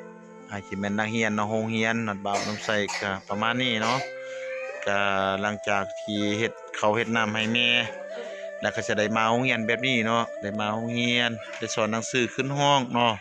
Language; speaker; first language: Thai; non-native, local second language; Lao